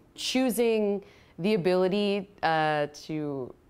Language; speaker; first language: English; native; English